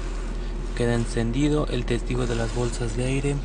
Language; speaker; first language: Spanish; native; Spanish